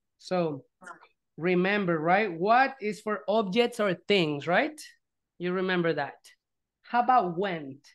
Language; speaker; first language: English; non-native, fluent; Spanish